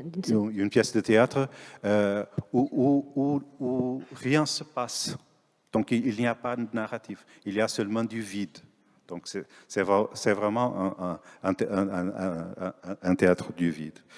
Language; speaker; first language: French; non-native, fluent; Portuguese